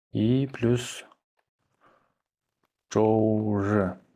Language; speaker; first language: Russian; non-native, local second language; Kyrgyz